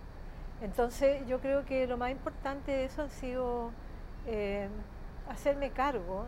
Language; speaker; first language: Spanish; native; Spanish